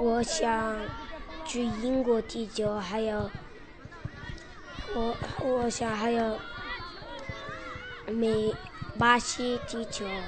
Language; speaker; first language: Chinese; non-native, local second language; Uyghur